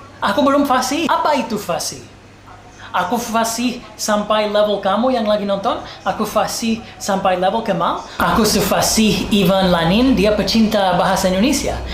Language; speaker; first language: Indonesian; non-native, fluent; English